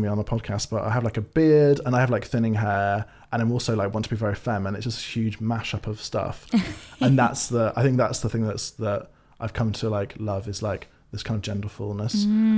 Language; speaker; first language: English; native; English